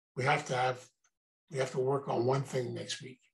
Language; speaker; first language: English; native; English